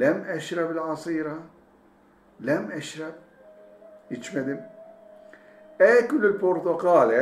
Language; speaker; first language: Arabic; non-native, fluent; Turkish